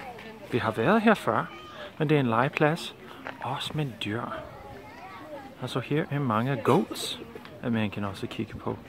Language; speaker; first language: Danish; non-native, fluent; English